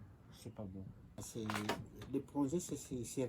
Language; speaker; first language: French; non-native, local second language; Malagasy